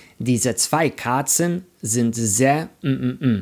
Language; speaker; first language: German; non-native, fluent; Polish